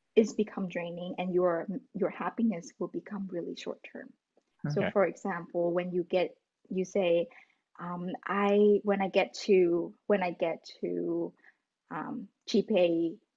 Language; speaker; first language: English; non-native, fluent; Vietnamese